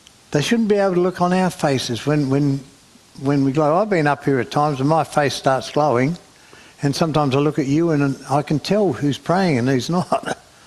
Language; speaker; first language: English; native; English